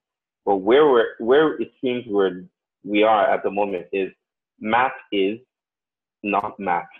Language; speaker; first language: English; non-native, local second language; Yoruba